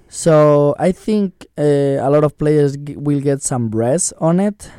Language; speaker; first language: English; non-native, learner; Spanish